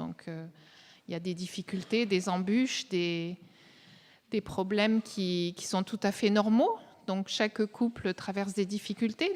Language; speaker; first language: French; native; French